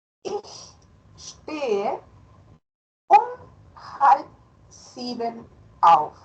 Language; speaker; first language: German; non-native, fluent; Spanish